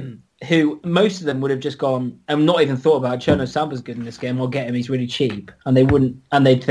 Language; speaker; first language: English; native; English